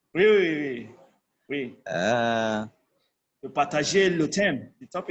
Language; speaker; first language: French; non-native, fluent; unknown